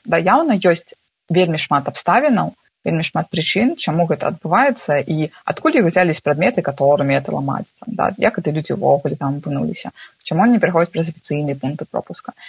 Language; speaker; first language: Belarusian; non-native, local second language; Russian